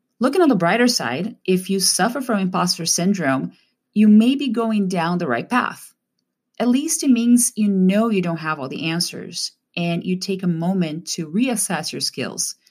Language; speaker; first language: English; non-native, fluent; Portuguese